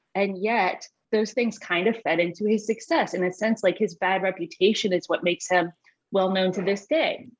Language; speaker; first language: English; native; English